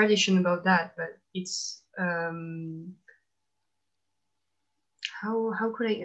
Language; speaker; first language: English; non-native, fluent; French